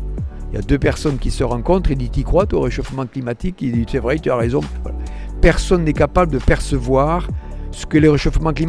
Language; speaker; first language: French; native; French